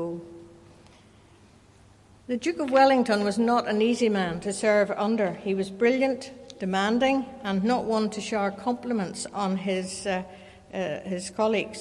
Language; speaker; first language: English; native; English